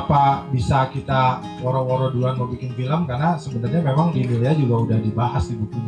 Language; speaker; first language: Indonesian; native; Indonesian